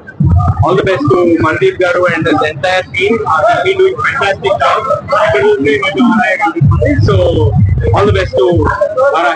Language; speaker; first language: Telugu; native; Telugu